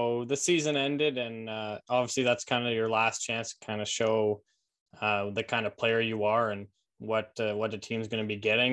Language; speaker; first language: English; native; English